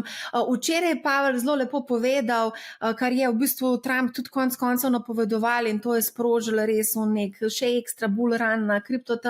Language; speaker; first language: Slovenian; native; Slovenian